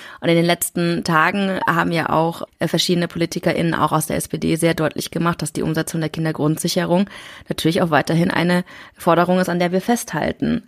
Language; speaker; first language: German; early bilingual, other home language; Korean